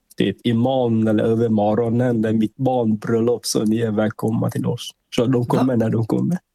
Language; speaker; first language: Swedish; non-native, fluent; Vietnamese